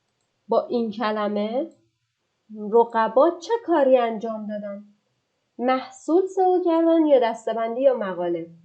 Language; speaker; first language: Persian; native; Persian